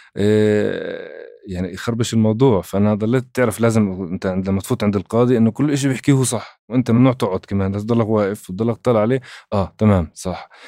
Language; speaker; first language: Arabic; native; Arabic